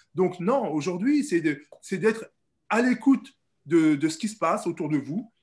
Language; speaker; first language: French; native; French